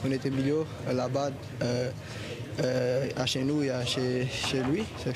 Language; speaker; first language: French; non-native, fluent; Portuguese